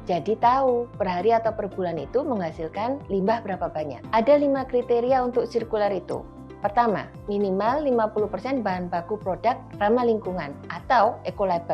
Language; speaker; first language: Indonesian; native; Indonesian